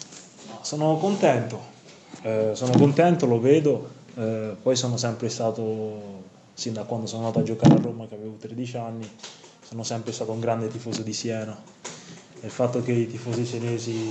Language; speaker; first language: Italian; non-native, fluent; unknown